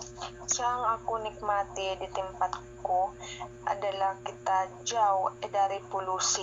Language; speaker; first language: Indonesian; non-native, learner; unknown